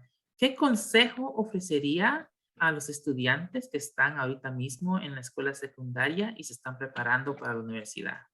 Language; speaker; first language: Spanish; early bilingual, heritage; Spanish